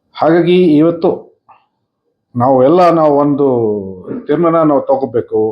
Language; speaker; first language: Kannada; non-native, fluent; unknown